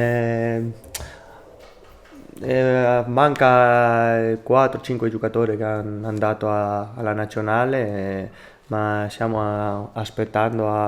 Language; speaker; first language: Italian; non-native, learner; Spanish